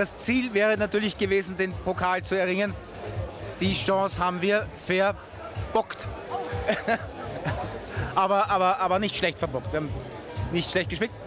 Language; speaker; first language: German; native; German